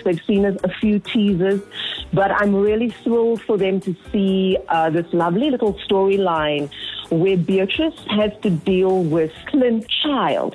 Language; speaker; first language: English; native; English